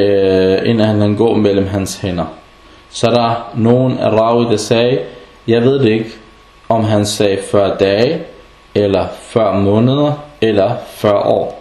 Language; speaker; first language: Danish; non-native, fluent; Arabic